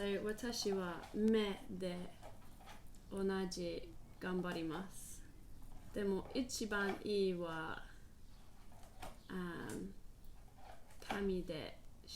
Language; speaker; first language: Japanese; non-native, learner; English